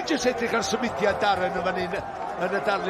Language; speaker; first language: Welsh; native; Welsh